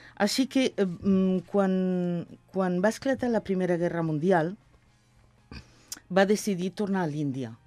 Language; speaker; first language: Catalan; non-native, local second language; Spanish